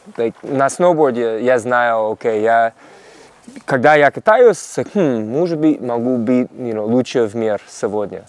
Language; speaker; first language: Russian; non-native, learner; English